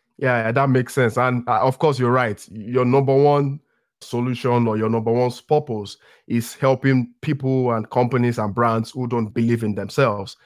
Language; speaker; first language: English; non-native, local second language; Yoruba